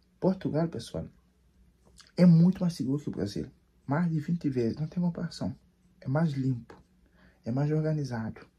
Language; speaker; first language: Portuguese; non-native, local second language; Kabuverdianu